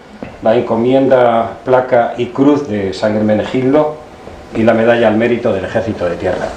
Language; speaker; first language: Spanish; native; Spanish